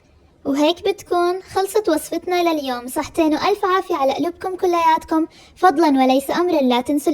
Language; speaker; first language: Arabic; native; Arabic